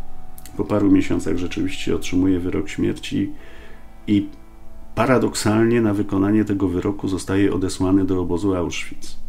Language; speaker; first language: Polish; native; Polish